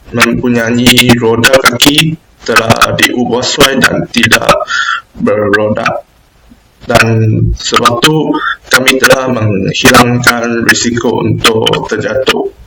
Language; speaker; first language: Malay; non-native, local second language; Chinese